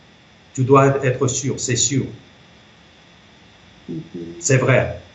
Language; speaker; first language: French; non-native, fluent; Russian